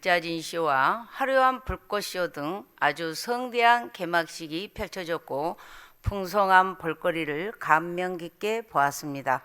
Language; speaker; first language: Korean; native; Korean